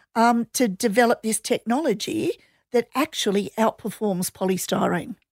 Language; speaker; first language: English; native; English